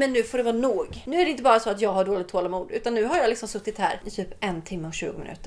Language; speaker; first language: Swedish; native; Swedish